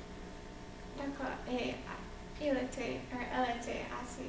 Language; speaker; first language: French; non-native, learner; English